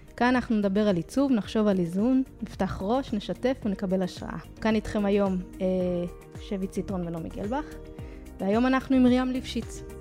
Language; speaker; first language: Hebrew; native; Hebrew